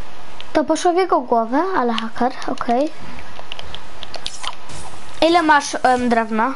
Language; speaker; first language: Polish; early bilingual, heritage; Polish